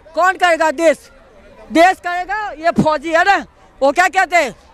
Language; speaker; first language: Hindi; non-native, local second language; Gujarati